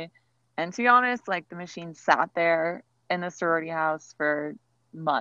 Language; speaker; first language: English; native; English